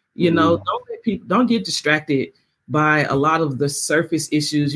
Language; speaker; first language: English; native; English